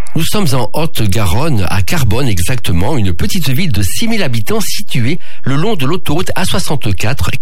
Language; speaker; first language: French; native; French